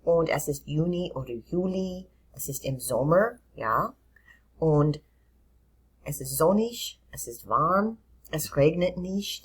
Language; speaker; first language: German; non-native, fluent; English